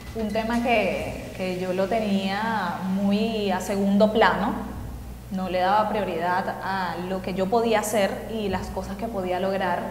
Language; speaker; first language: Spanish; native; Spanish